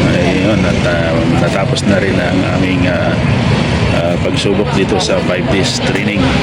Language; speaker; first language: Filipino; native; Filipino